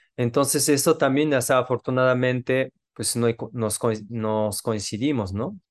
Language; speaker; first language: Spanish; non-native, fluent; Japanese